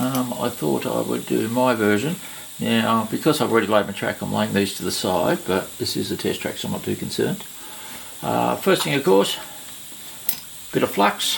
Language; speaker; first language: English; native; English